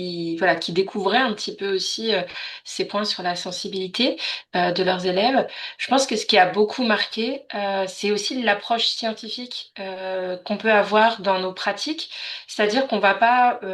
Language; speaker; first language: French; native; French